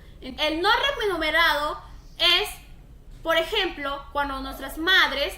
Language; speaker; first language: Spanish; native; Spanish